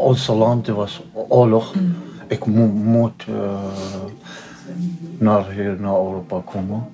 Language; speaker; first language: Dutch; non-native, learner; Arabic